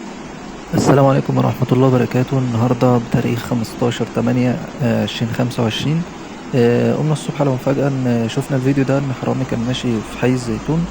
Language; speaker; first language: Arabic; native; Arabic